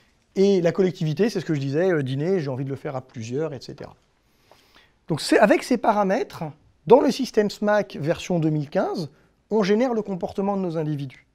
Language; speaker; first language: French; native; French